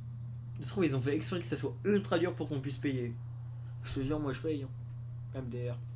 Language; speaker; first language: French; native; French